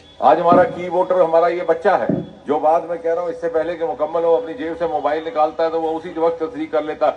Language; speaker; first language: Hindi; non-native, local second language; Dogri